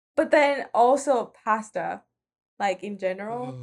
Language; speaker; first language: English; non-native, fluent; Spanish